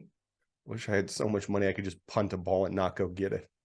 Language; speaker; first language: English; native; English